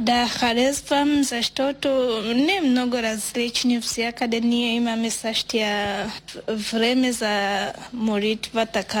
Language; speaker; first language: Bulgarian; non-native, learner; Swahili